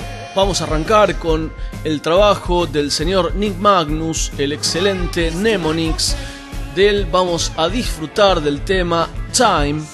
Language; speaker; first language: Spanish; native; Spanish